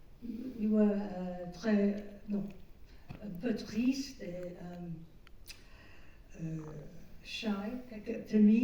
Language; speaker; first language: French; non-native, learner; English